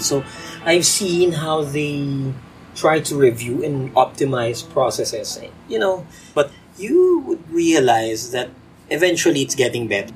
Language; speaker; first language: English; non-native, local second language; Filipino